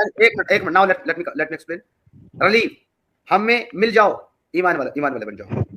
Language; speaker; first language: Urdu; native; Urdu